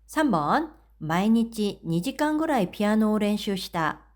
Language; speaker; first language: Japanese; non-native, fluent; Korean